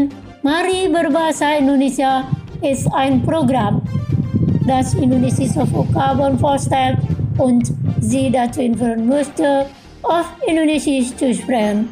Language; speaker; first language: German; non-native, fluent; Indonesian